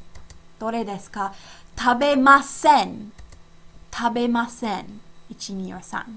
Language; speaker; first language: Japanese; non-native, fluent; English